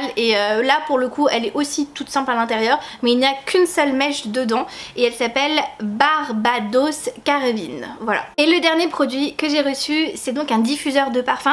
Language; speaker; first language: French; native; French